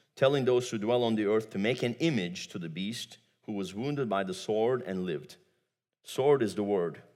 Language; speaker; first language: English; non-native, fluent; Turkish